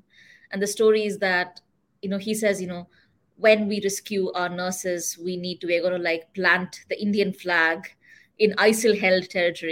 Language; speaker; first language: English; non-native, local second language; Tamil